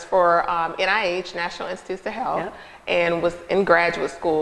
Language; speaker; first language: English; native; English